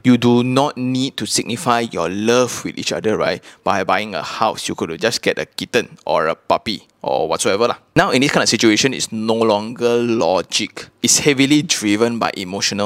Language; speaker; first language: English; non-native, local second language; Chinese